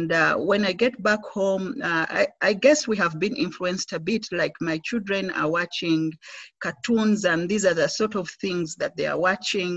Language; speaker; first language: English; non-native, local second language; Ganda